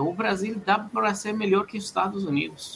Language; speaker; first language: Portuguese; non-native, fluent; Arabic